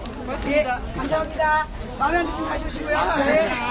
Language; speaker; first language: Korean; native; Korean